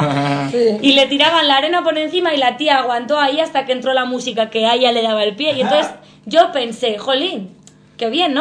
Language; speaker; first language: Spanish; native; Spanish